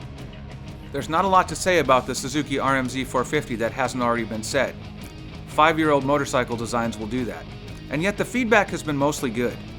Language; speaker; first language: English; native; English